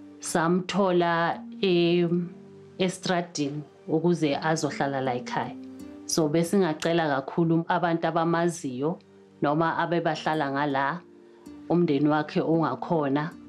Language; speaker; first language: Zulu; native; Zulu